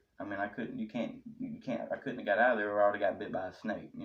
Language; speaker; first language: English; native; English